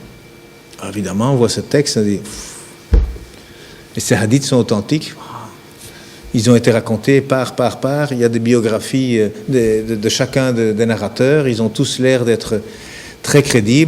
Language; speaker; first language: French; native; French